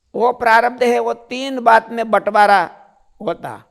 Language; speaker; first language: Hindi; non-native, local second language; Gujarati